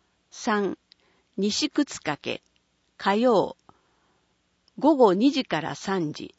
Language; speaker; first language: Japanese; native; Japanese